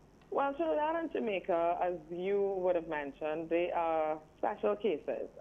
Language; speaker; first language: English; native; English